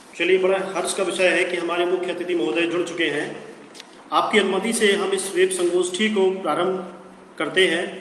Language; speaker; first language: Hindi; native; Hindi